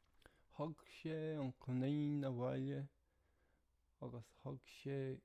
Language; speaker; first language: Irish; non-native, learner; English